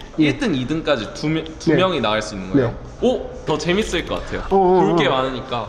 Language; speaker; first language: Korean; native; Korean